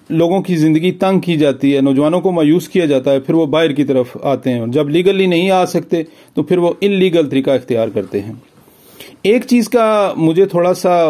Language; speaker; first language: Urdu; non-native, local second language; Pahari-Potwari